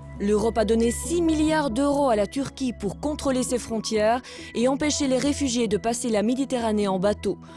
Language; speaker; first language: French; native; French